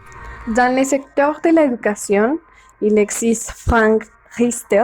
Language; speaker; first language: French; non-native, learner; Spanish